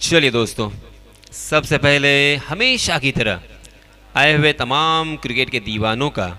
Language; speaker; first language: Hindi; non-native, local second language; Marathi